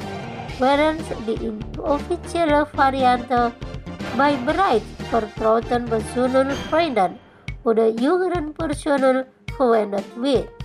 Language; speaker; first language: German; non-native, fluent; Indonesian